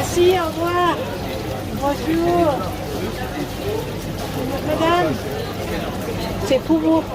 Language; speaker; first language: French; non-native, learner; Thai